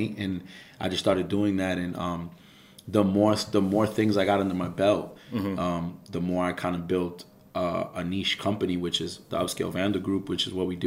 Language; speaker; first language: English; native; English